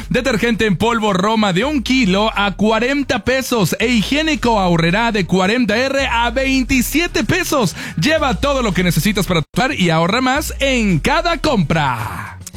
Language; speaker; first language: Spanish; native; Spanish